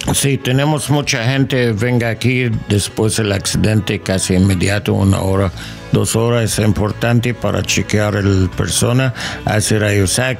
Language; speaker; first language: Spanish; non-native, fluent; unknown